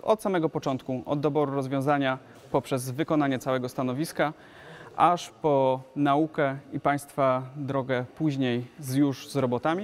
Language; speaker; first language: Polish; native; Polish